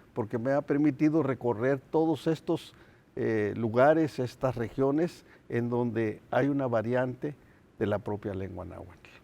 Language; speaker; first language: Spanish; non-native, local second language; Nahuatl languages